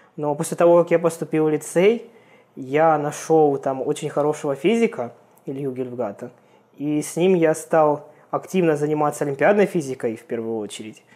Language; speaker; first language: Russian; native; Russian